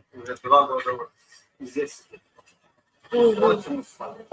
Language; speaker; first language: Russian; non-native, learner; Turkmen